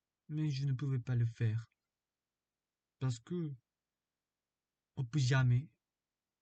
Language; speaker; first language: French; non-native, fluent; Korean